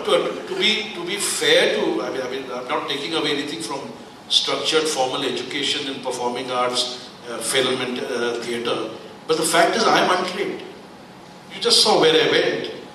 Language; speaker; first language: English; non-native, local second language; Hindi